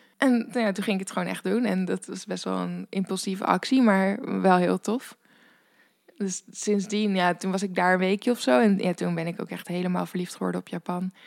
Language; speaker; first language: Dutch; native; Dutch